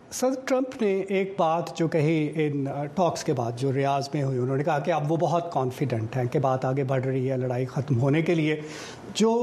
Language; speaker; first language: Urdu; native; Urdu